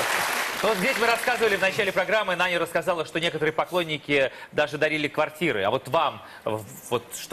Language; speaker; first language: Russian; native; Russian